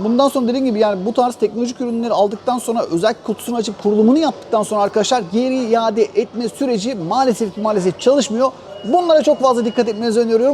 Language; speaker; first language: Turkish; native; Turkish